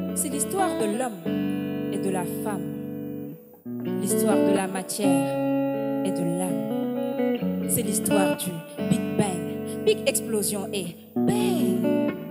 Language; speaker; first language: French; non-native, local second language; Wolof